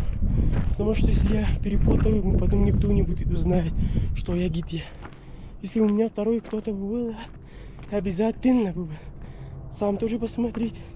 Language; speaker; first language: Russian; non-native, learner; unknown